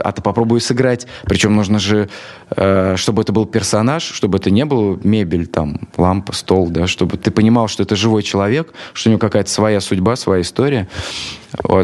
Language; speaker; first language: Russian; native; Russian